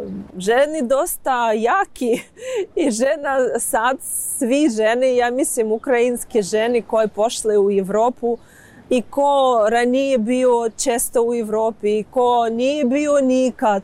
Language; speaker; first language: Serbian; non-native, learner; Ukrainian